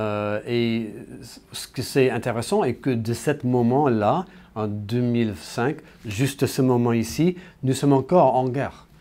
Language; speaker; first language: French; non-native, learner; English